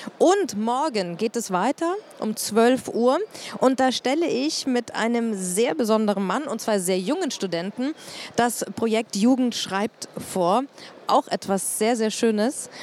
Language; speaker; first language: German; native; German